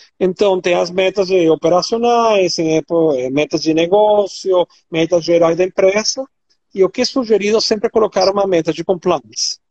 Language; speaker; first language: Portuguese; non-native, fluent; Spanish